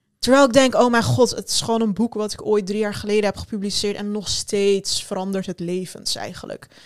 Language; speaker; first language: Dutch; early bilingual, other home language; Turkish